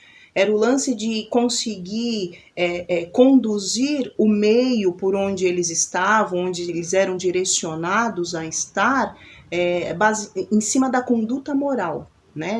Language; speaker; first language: Portuguese; native; Portuguese